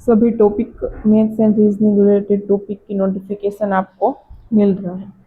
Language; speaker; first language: Hindi; non-native, local second language; Gujarati